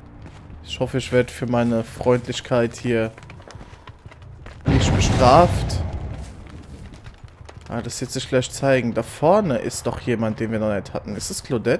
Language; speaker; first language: German; native; German